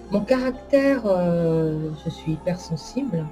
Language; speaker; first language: French; native; French